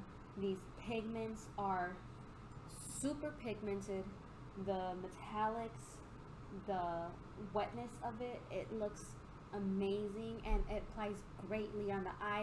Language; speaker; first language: English; native; English